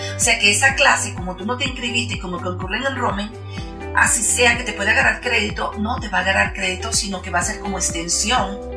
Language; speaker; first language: Spanish; native; Spanish